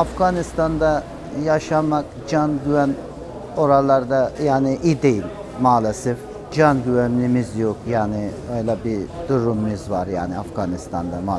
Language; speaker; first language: Turkish; non-native, learner; Persian